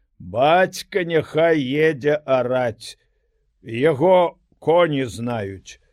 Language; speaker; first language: Belarusian; native; Belarusian